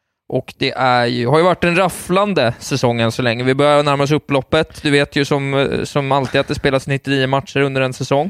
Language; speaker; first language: Swedish; native; Swedish